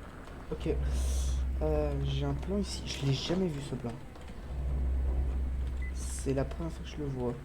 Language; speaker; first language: French; native; French